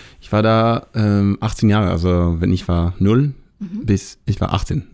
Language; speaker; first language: German; non-native, learner; Hebrew